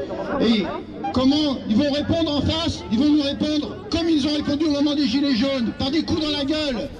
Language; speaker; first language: French; native; French